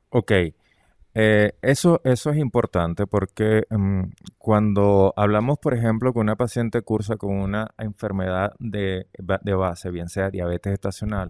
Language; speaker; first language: Spanish; native; Spanish